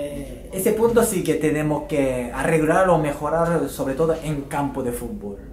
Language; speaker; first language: Spanish; non-native, fluent; Japanese